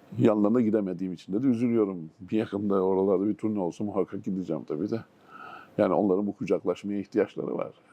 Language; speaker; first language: Turkish; native; Turkish